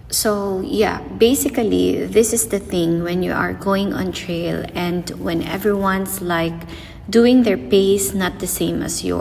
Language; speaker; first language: English; non-native, local second language; Filipino